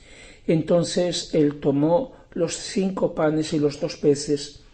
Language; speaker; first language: Spanish; native; Spanish